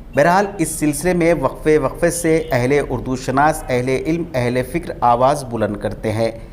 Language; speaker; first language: Urdu; native; Urdu